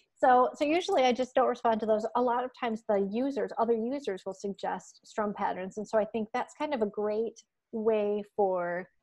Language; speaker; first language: English; native; English